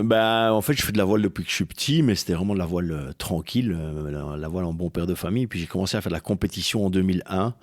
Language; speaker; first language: French; native; French